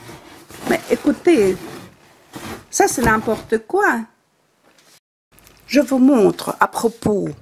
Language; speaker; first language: French; non-native, fluent; Russian